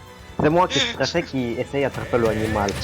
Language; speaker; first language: French; non-native, learner; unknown